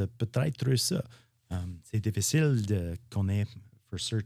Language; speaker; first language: French; non-native, learner; English